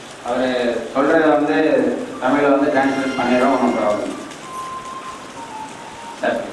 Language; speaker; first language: Tamil; native; Tamil